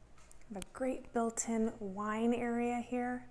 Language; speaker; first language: English; native; English